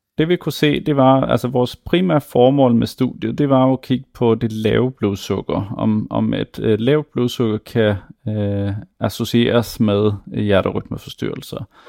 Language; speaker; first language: Danish; native; Danish